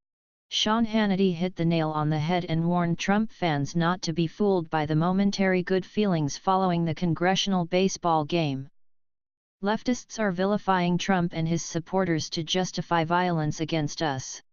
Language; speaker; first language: English; native; English